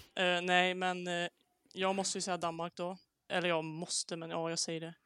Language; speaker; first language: Swedish; native; Swedish